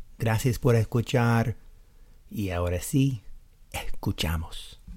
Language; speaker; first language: Spanish; non-native, fluent; English